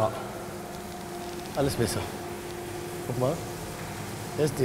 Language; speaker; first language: German; non-native, learner; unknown